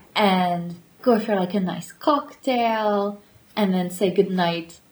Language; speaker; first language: English; non-native, fluent; French